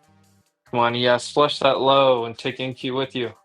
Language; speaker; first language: English; native; English